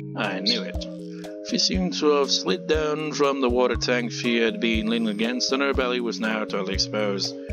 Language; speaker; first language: English; native; English